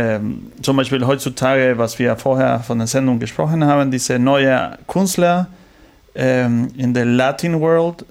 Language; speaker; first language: German; non-native, learner; Spanish